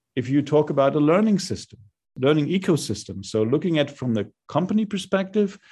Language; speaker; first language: English; non-native, fluent; German